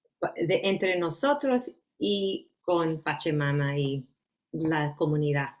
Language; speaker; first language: Spanish; early bilingual, heritage; Spanish